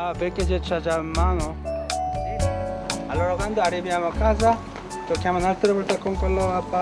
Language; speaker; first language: Italian; non-native, learner; Korean